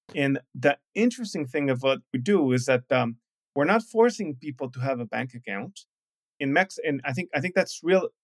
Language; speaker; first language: English; non-native, fluent; Spanish